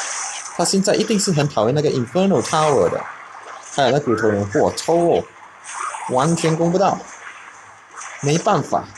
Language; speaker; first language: Chinese; native; Chinese